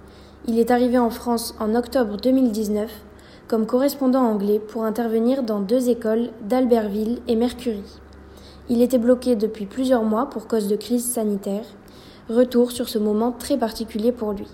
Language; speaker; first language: French; native; French